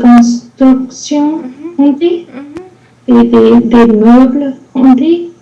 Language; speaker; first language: French; non-native, learner; English